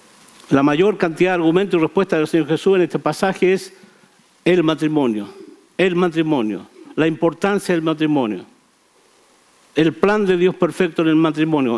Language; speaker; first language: Spanish; native; Spanish